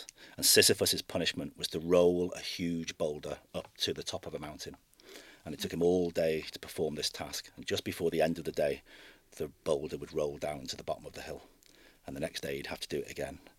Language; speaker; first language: English; native; English